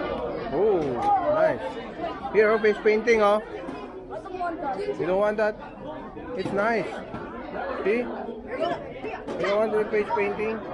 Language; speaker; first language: English; non-native, local second language; Filipino